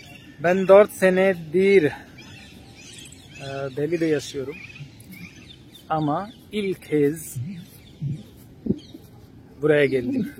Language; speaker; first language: Turkish; non-native, fluent; Hindi